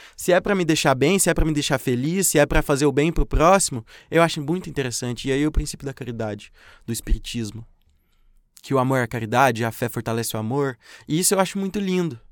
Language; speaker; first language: Portuguese; native; Portuguese